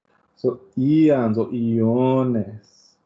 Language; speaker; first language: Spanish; non-native, learner; English